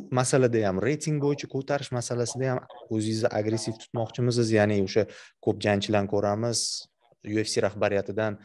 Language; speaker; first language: Uzbek; native; Uzbek